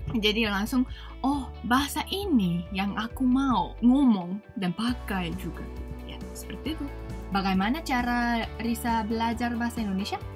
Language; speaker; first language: Indonesian; non-native, fluent; Japanese